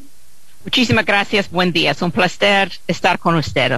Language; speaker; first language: Spanish; non-native, fluent; English